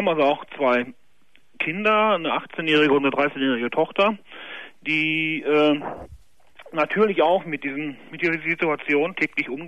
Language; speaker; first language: German; native; German